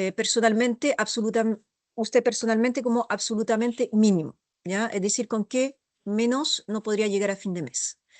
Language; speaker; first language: Spanish; non-native, fluent; French